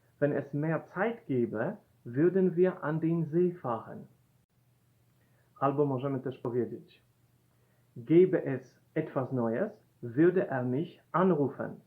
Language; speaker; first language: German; non-native, fluent; Polish